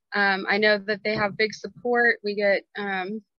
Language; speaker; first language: English; native; English